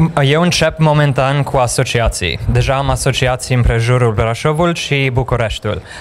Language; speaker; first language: Romanian; early bilingual, heritage; Romanian